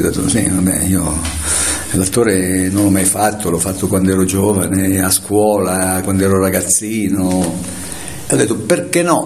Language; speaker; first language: Italian; native; Italian